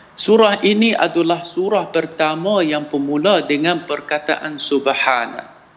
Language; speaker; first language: Malay; non-native, fluent; Arabic